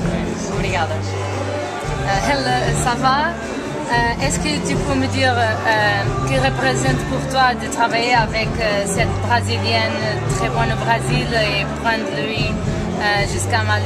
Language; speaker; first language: French; non-native, learner; Portuguese